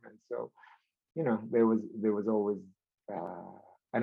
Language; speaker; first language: English; non-native, local second language; Filipino